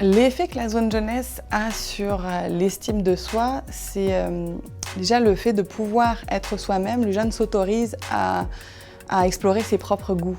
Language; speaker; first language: French; native; French